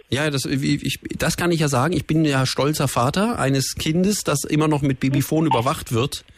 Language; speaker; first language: German; native; German